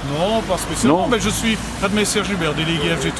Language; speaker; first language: French; native; French